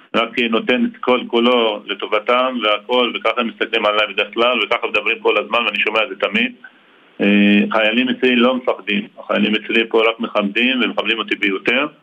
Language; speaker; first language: Hebrew; non-native, local second language; Arabic